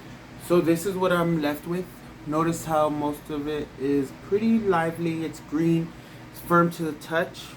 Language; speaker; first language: English; native; English